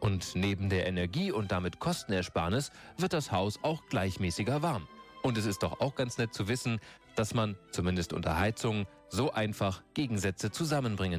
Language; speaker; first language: German; native; German